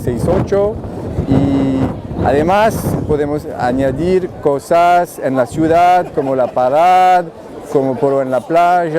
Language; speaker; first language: Spanish; non-native, fluent; French